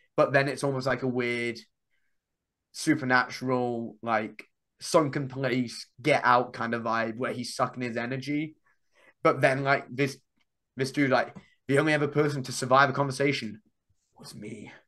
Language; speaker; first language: English; native; English